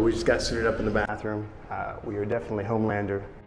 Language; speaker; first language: English; native; English